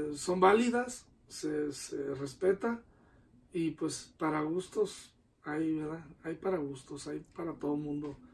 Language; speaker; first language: Spanish; native; Spanish